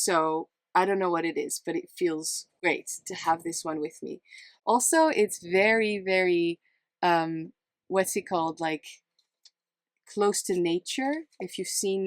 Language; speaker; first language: English; non-native, fluent; Dutch